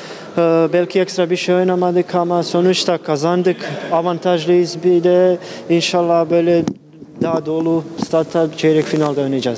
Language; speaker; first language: Turkish; non-native, learner; Bosnian